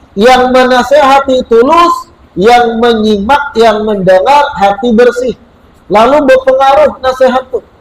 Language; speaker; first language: Malay; native; Malay